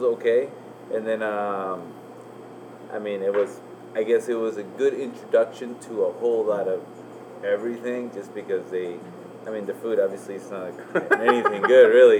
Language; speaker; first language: English; non-native, fluent; Spanish